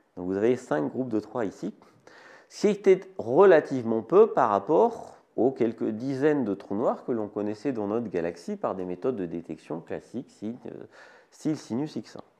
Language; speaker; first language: French; native; French